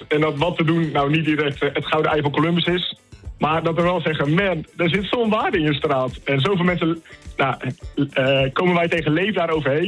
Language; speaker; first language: Dutch; native; Dutch